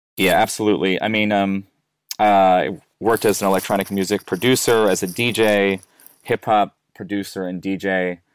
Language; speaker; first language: English; native; English